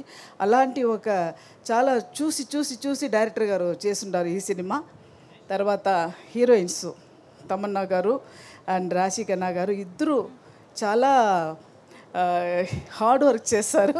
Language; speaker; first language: Telugu; non-native, local second language; Tamil